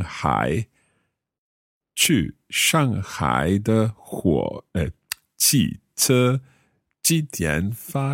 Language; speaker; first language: Chinese; non-native, learner; English